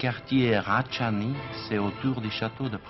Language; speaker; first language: French; non-native, fluent; Czech